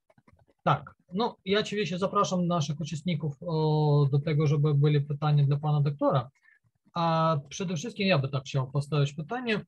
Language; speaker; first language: Polish; non-native, learner; Ukrainian